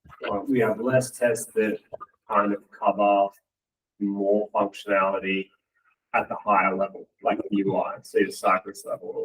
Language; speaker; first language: English; native; English